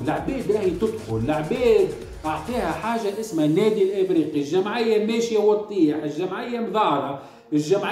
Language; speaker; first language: Arabic; native; Arabic